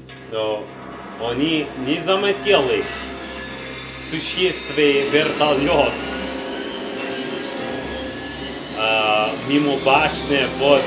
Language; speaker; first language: Russian; non-native, learner; English